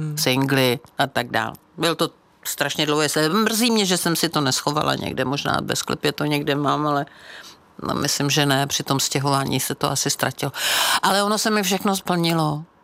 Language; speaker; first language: Czech; native; Czech